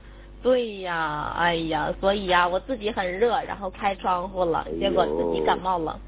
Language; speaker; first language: Chinese; native; Chinese